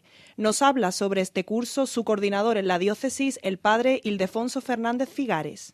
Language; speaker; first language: Spanish; native; Spanish